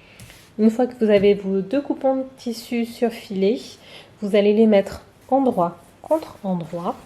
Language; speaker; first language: French; native; French